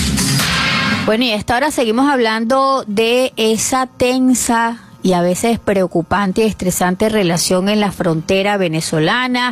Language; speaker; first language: Spanish; native; Spanish